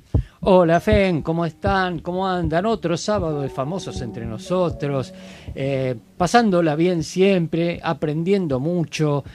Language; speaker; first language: Spanish; native; Spanish